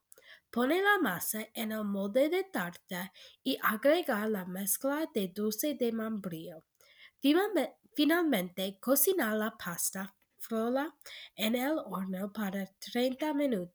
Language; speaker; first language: Spanish; non-native, learner; English